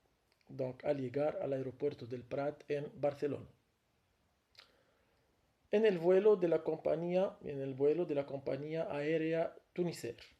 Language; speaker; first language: Spanish; non-native, fluent; Arabic